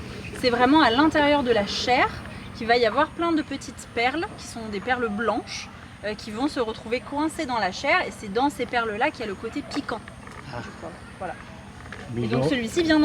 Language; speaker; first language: French; native; French